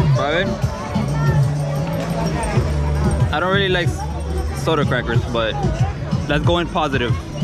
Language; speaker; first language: English; early bilingual, other home language; Spanish